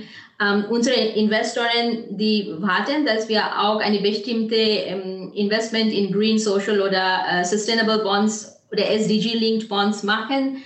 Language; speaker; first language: German; non-native, fluent; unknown